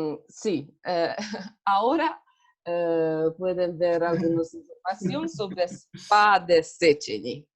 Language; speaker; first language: Spanish; non-native, learner; Hungarian